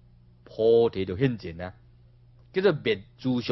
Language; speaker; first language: Chinese; non-native, local second language; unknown